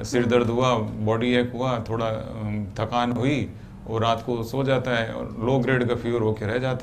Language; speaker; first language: Hindi; native; Hindi